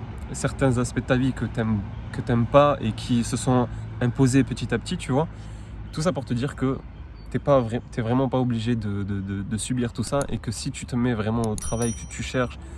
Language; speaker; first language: French; native; French